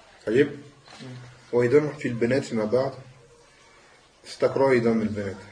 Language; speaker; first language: Arabic; non-native, fluent; French